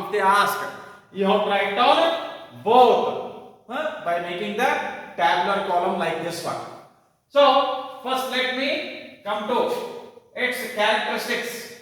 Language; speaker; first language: English; non-native, local second language; Kannada